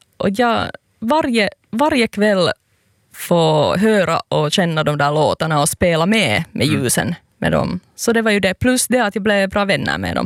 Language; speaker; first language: Swedish; native; Swedish